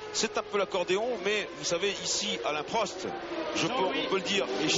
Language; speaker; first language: French; native; French